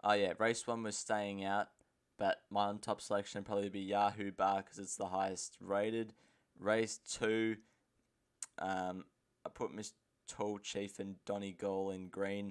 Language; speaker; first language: English; native; English